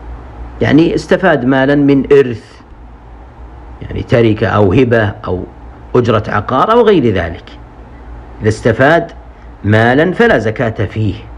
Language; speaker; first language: Arabic; native; Arabic